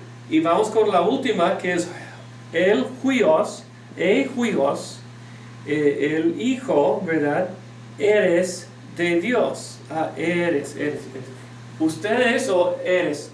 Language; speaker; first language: Spanish; non-native, fluent; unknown